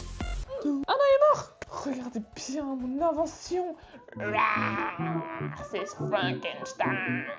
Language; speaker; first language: French; native; French